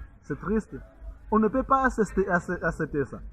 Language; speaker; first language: French; non-native, learner; Portuguese